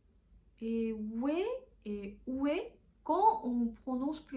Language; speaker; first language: French; non-native, fluent; Korean